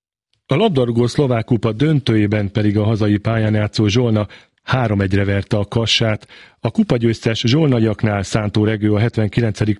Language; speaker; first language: Hungarian; native; Hungarian